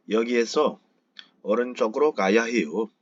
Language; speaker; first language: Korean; non-native, fluent; Indonesian